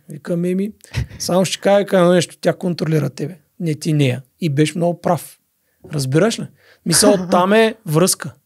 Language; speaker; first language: Bulgarian; native; Bulgarian